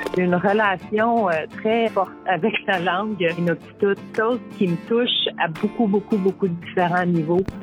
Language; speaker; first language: French; native; French